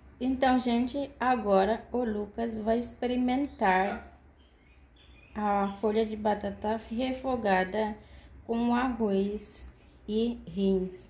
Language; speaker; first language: Portuguese; non-native, fluent; Haitian Creole